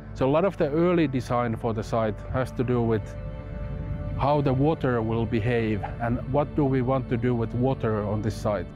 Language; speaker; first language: English; non-native, fluent; Finnish